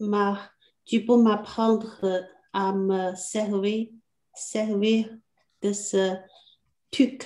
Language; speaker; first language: French; non-native, learner; Chinese